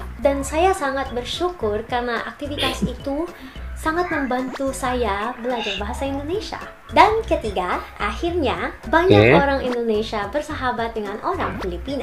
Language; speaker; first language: Indonesian; non-native, learner; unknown